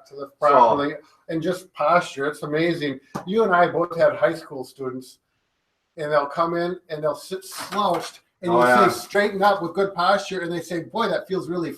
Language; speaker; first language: English; native; English